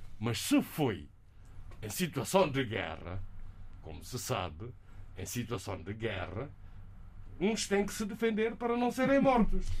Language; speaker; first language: Portuguese; non-native, local second language; Kabuverdianu